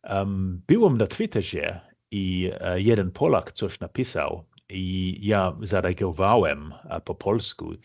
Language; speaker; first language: Polish; non-native, fluent; English